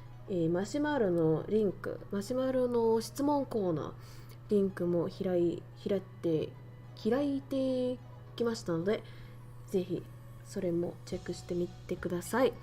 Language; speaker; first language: Japanese; non-native, fluent; Vietnamese